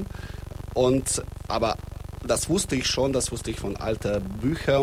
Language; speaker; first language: German; non-native, fluent; Russian